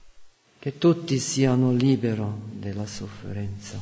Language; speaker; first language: Italian; non-native, fluent; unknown